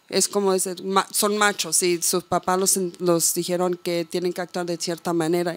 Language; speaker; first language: Spanish; early bilingual, heritage; Spanish